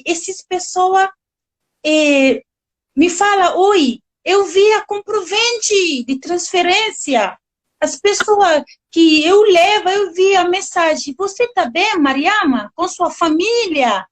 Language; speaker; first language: Portuguese; non-native, learner; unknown